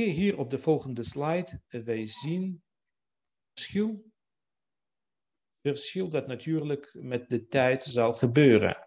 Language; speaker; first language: Dutch; non-native, fluent; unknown